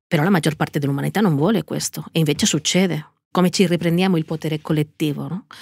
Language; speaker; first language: Italian; non-native, fluent; Catalan